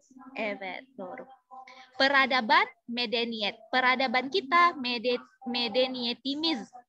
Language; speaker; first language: Turkish; non-native, fluent; Indonesian